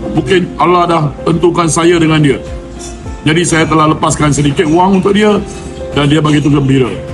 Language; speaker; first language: Malay; non-native, local second language; Chinese